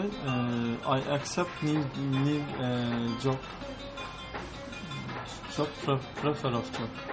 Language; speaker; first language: English; non-native, learner; Turkish